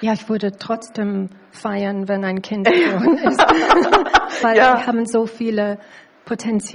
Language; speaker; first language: German; non-native, learner; English